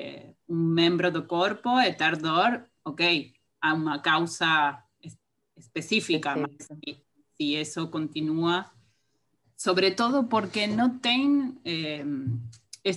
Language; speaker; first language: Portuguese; non-native, fluent; Spanish